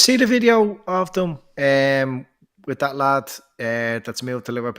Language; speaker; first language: English; native; English